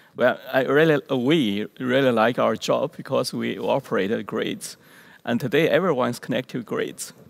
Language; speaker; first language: English; non-native, learner; Chinese